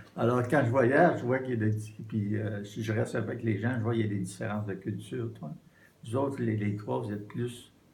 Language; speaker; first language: French; native; French